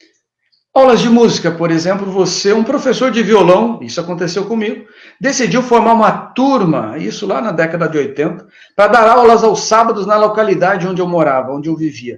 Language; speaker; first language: Portuguese; native; Portuguese